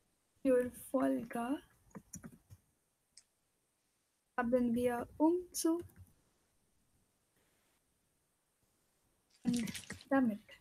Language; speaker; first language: German; non-native, fluent; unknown